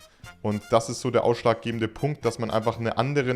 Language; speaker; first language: German; native; German